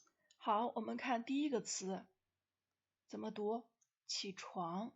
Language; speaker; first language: Chinese; non-native, fluent; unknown